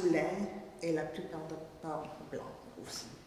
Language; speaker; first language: French; non-native, fluent; English